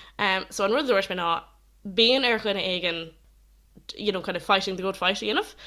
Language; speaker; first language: Irish; non-native, local second language; English